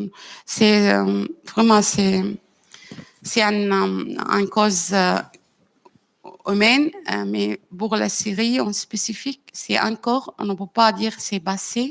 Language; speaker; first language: French; non-native, learner; Arabic